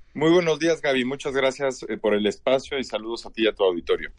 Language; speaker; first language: Spanish; native; Spanish